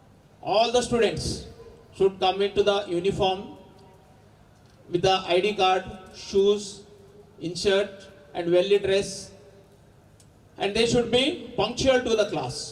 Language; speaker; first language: English; non-native, local second language; Telugu